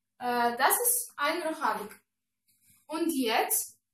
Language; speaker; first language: German; non-native, learner; Russian